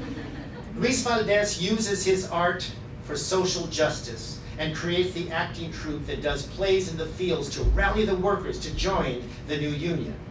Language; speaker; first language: English; native; English